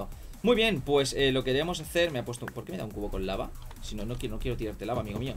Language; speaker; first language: Spanish; native; Spanish